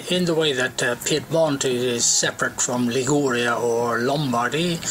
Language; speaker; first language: English; native; English